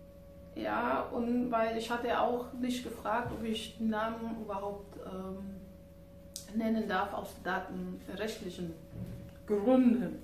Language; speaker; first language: German; non-native, fluent; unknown